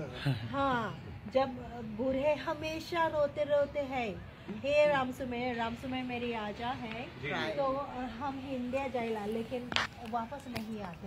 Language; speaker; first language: Hindi; early bilingual, heritage; Hindi